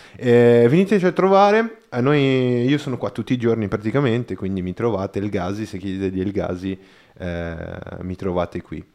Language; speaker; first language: Italian; non-native, fluent; Portuguese